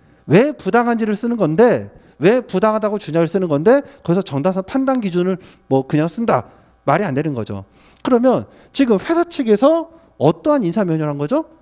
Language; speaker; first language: Korean; native; Korean